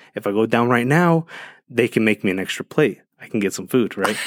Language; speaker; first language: English; early bilingual, other home language; Spanish